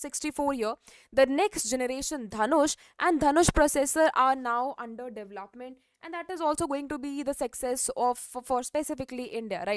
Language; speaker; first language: English; non-native, local second language; Hindi